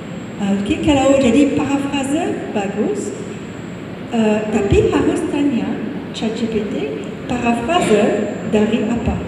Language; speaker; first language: Indonesian; non-native, fluent; English